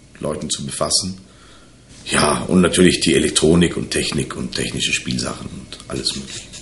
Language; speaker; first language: German; native; German